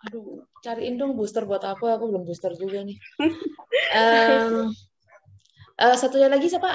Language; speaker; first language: Indonesian; native; Indonesian